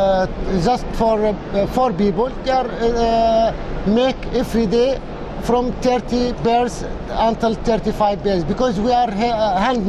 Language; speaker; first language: English; non-native, local second language; Arabic